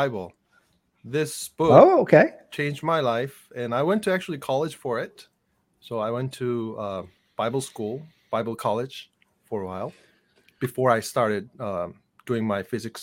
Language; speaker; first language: English; non-native, fluent; Korean